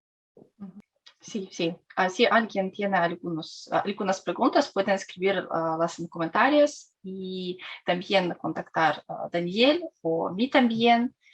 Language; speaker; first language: Spanish; non-native, learner; Russian